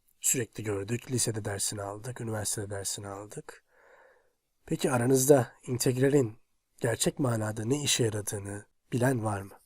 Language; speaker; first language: Turkish; native; Turkish